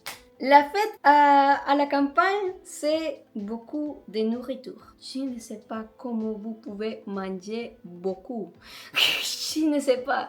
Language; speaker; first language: French; non-native, learner; Spanish